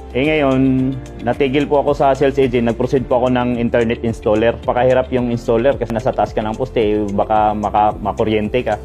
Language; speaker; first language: Filipino; non-native, local second language; Cebuano